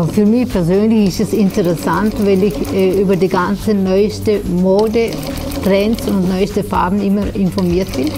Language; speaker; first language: German; non-native, fluent; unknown